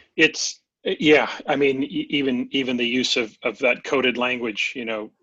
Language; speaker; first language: English; native; English